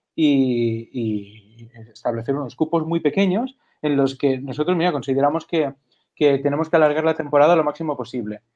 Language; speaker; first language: Spanish; non-native, local second language; Catalan